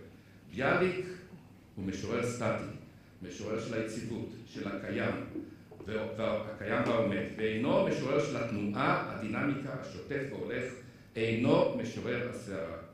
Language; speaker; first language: Hebrew; native; Hebrew